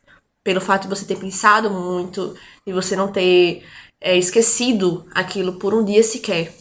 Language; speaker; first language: Portuguese; native; Portuguese